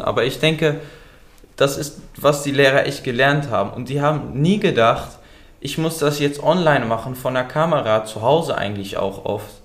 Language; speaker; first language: German; early bilingual, other home language; Dutch